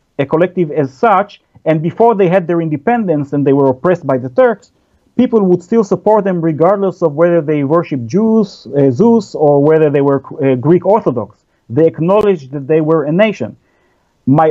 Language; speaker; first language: English; non-native, fluent; Hebrew